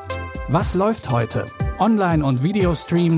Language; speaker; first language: German; native; German